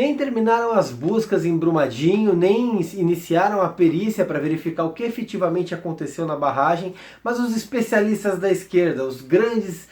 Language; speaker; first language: Portuguese; native; Portuguese